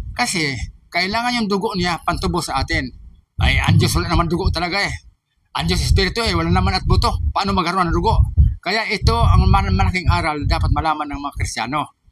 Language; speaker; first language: Filipino; non-native, local second language; Cebuano